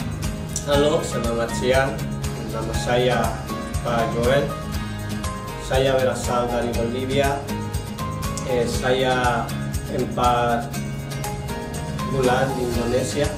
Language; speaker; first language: Indonesian; non-native, learner; Spanish